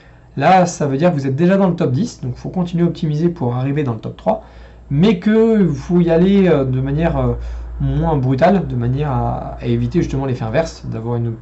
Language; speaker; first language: French; native; French